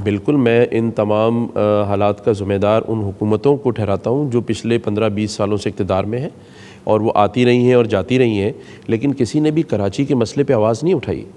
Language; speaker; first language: Urdu; native; Urdu